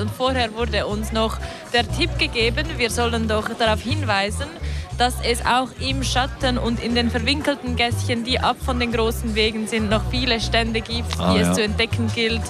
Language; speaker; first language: German; native; German